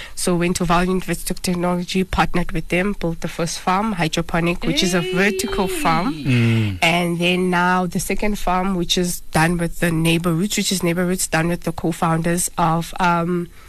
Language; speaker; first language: English; non-native, local second language; Zulu